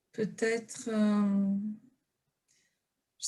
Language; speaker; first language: French; non-native, fluent; Portuguese